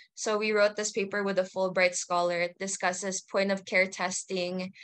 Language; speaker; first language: English; native; English